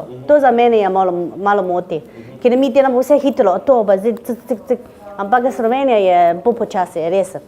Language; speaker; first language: Slovenian; non-native, learner; Chinese